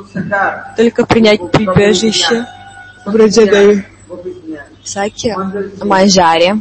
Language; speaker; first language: Russian; non-native, fluent; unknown